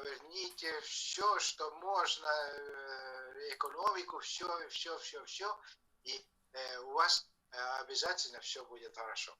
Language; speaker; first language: Russian; non-native, fluent; Estonian